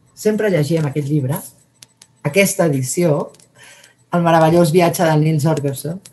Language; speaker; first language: Catalan; native; Catalan